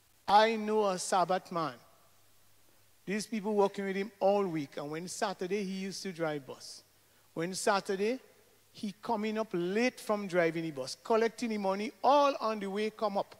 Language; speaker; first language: English; native; English